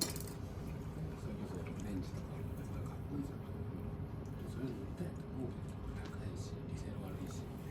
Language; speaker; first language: Japanese; native; Japanese